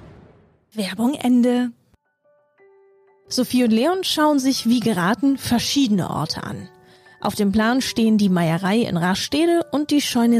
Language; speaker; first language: German; native; German